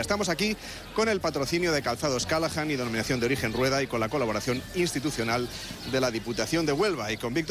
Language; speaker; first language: Spanish; native; Spanish